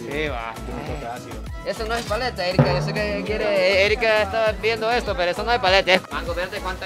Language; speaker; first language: Spanish; non-native, fluent; Japanese